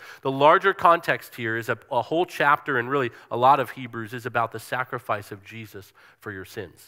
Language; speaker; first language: English; native; English